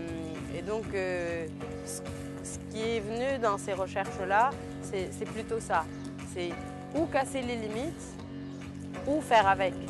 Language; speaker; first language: French; non-native, local second language; Arabic